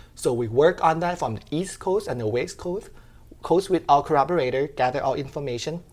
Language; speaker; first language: English; non-native, fluent; Thai